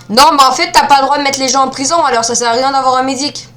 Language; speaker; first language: French; native; French